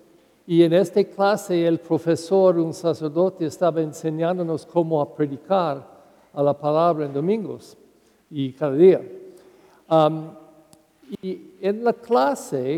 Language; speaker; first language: Spanish; non-native, learner; English